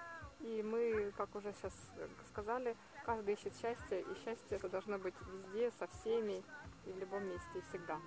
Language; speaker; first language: Russian; native; Russian